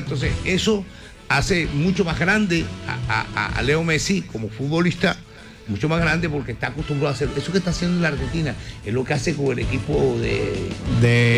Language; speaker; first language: Spanish; native; Spanish